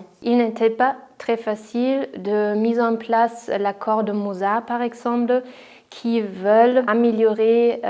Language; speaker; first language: French; non-native, fluent; German